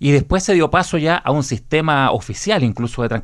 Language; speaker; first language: Spanish; native; Spanish